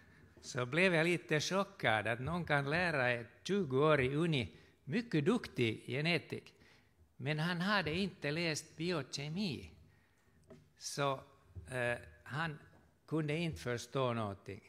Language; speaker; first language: Swedish; non-native, fluent; Finnish